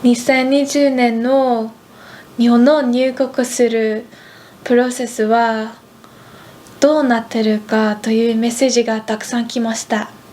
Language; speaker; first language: Japanese; non-native, fluent; Dutch